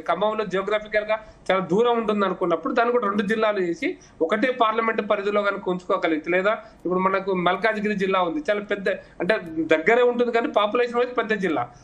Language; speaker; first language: Telugu; native; Telugu